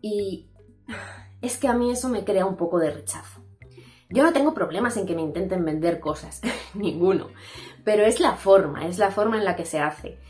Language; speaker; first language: Spanish; native; Spanish